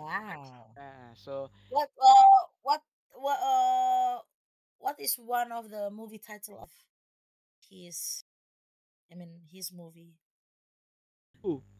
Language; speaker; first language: English; non-native, fluent; Indonesian